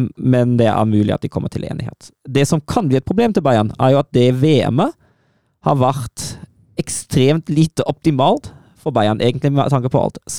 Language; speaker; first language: Norwegian; non-native, fluent; German